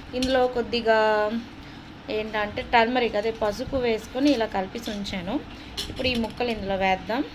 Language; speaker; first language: Telugu; non-native, local second language; Urdu